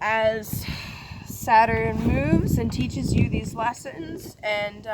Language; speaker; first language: English; native; English